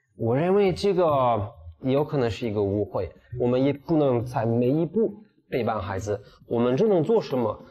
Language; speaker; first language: Chinese; non-native, fluent; French